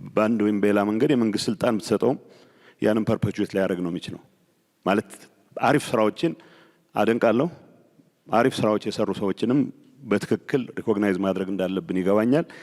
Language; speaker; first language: Amharic; non-native, local second language; Tigrinya